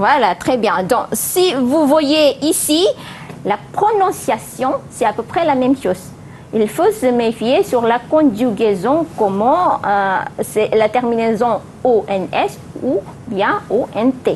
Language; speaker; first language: French; non-native, fluent; Malay